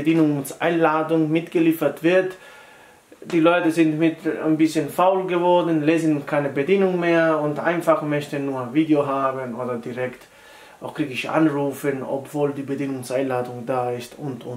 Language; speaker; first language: German; non-native, fluent; Italian